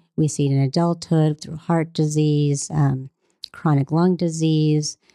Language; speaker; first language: English; early bilingual, other home language; Hindi